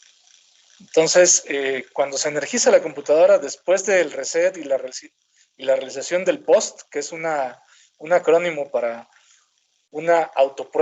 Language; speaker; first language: Spanish; native; Spanish